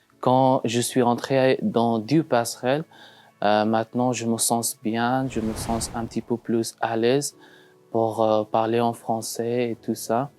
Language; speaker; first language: French; non-native, learner; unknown